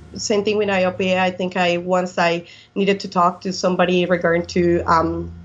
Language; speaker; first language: English; non-native, fluent; Spanish